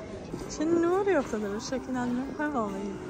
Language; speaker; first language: Persian; native; Persian